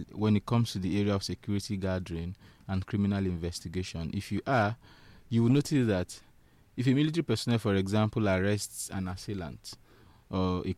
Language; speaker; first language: English; non-native, local second language; Igbo